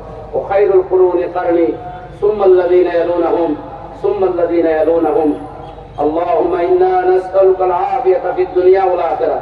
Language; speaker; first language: Arabic; non-native, fluent; Bangla